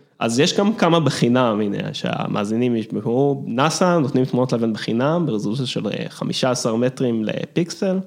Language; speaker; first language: Hebrew; early bilingual, other home language; English